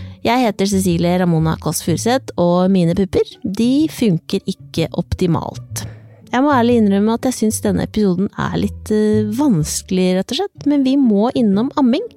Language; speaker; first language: Norwegian; native; Norwegian